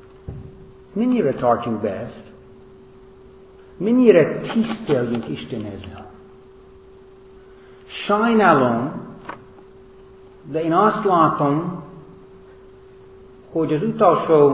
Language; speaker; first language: Hungarian; non-native, fluent; English